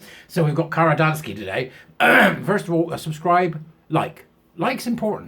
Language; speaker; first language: English; native; English